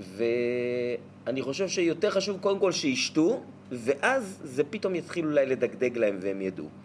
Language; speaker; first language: Hebrew; native; Hebrew